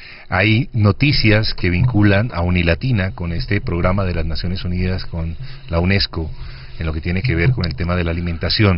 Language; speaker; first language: Spanish; native; Spanish